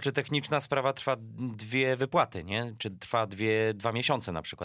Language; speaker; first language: Polish; native; Polish